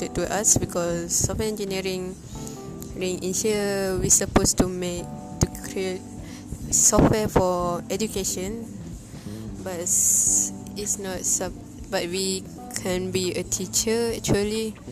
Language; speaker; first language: English; non-native, local second language; Malay